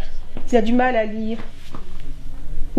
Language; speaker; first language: French; native; French